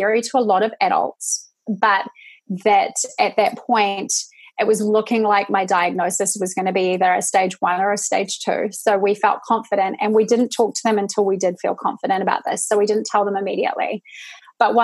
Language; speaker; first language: English; native; English